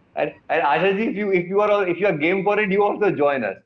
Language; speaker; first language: English; non-native, local second language; Hindi